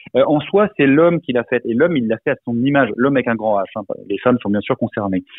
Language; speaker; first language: French; native; French